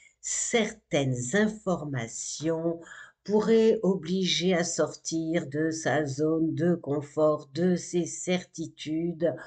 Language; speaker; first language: French; native; French